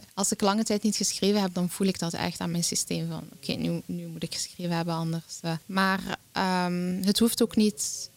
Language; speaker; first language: Dutch; early bilingual, other home language; Arabic